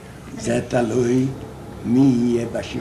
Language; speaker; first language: Hebrew; non-native, fluent; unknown